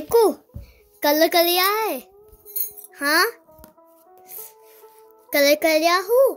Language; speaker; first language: Hindi; early bilingual, heritage; Hindi